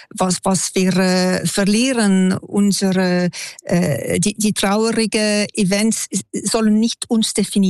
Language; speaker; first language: German; non-native, local second language; French